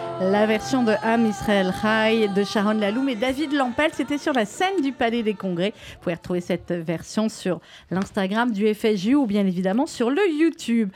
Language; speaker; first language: French; native; French